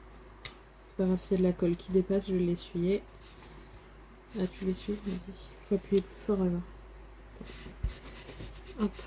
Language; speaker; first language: French; native; French